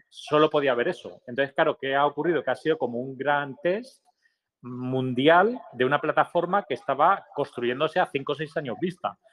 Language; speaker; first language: Spanish; native; Spanish